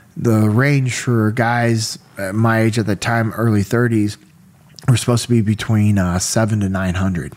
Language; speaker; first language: English; native; English